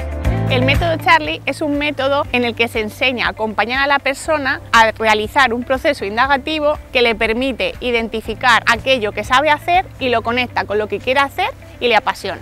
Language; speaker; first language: Spanish; native; Spanish